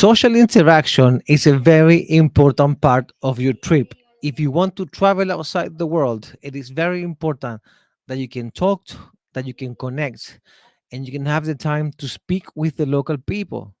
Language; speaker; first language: English; non-native, fluent; Spanish